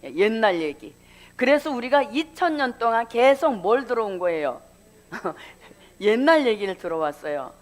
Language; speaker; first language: Korean; native; Korean